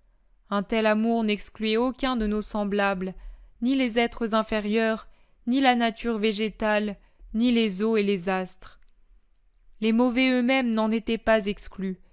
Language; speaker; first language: French; native; French